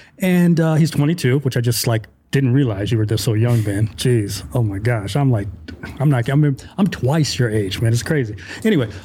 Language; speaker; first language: English; native; English